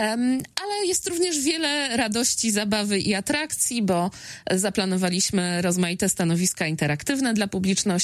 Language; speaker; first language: Polish; native; Polish